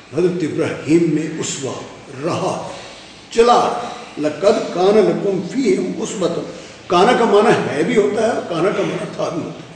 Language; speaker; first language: Urdu; non-native, local second language; Punjabi